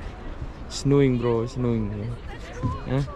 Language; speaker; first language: English; non-native, learner; Javanese